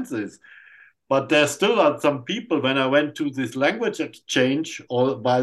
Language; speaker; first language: English; non-native, fluent; German